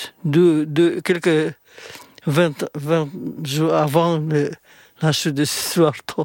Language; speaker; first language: French; non-native, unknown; Indonesian